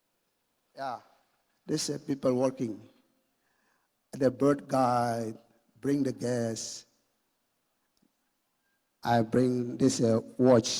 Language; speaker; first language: English; non-native, learner; Indonesian